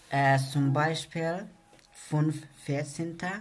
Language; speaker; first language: German; non-native, learner; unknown